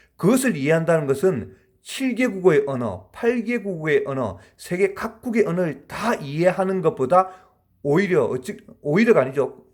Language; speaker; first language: Korean; native; Korean